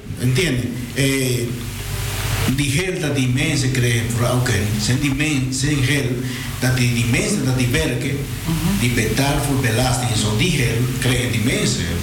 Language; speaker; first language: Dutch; non-native, learner; Spanish